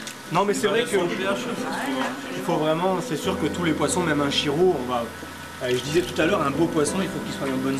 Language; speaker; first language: French; native; French